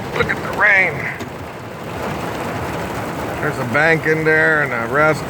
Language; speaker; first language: English; native; English